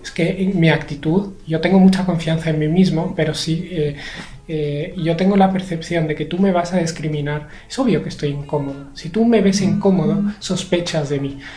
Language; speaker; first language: Spanish; early bilingual, other home language; Arabic